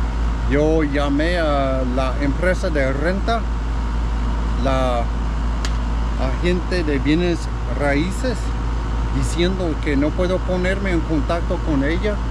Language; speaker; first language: Spanish; non-native, fluent; English